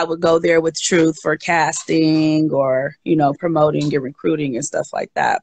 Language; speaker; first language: English; native; English